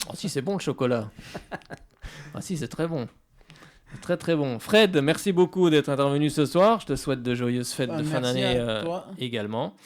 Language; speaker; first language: French; native; French